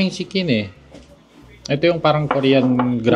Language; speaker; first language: Filipino; non-native, learner; Korean